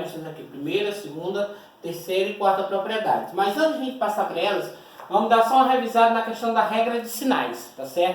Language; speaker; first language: Portuguese; native; Portuguese